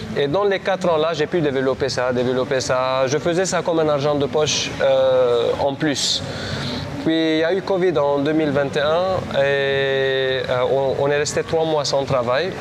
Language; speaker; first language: French; non-native, local second language; Armenian